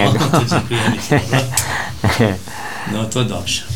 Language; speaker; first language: Polish; early bilingual, heritage; Polish